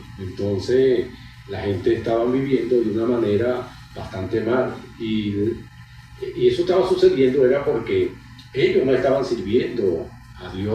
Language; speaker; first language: Spanish; native; Spanish